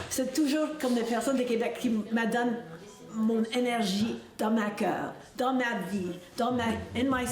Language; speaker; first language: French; non-native, learner; English